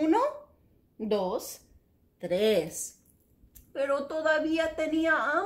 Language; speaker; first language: Spanish; non-native, fluent; English